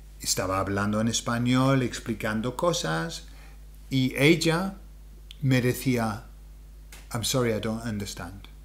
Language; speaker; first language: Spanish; non-native, fluent; English